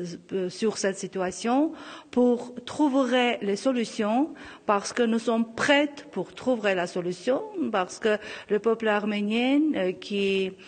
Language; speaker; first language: French; non-native, local second language; Armenian